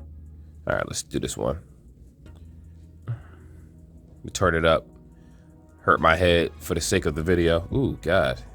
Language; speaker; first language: English; native; English